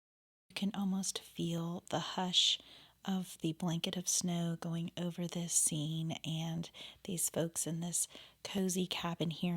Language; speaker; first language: English; native; English